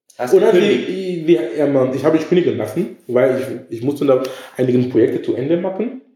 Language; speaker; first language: German; non-native, fluent; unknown